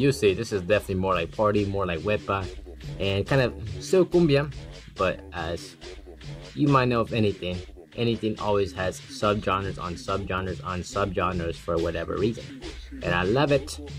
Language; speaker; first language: English; early bilingual, other home language; Spanish